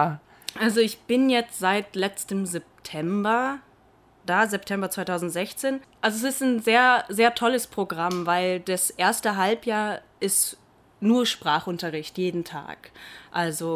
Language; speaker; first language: German; early bilingual, heritage; Portuguese